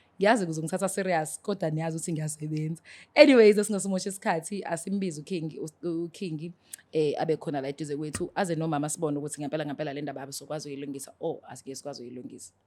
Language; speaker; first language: Zulu; native; Zulu